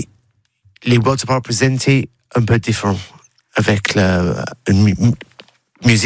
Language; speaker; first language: French; non-native, learner; English